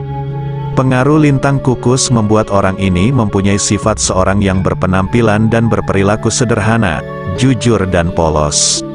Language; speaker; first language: Indonesian; non-native, local second language; Javanese